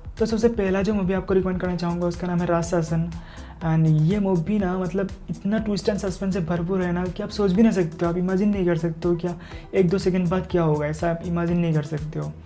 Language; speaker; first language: Hindi; non-native, local second language; Assamese